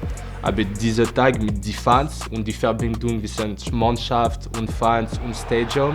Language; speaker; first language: German; non-native, learner; French